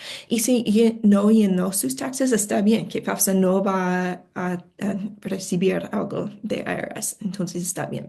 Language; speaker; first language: Spanish; non-native, fluent; English